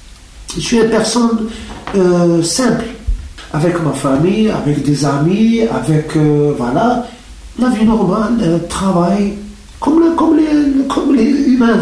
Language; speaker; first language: French; non-native, learner; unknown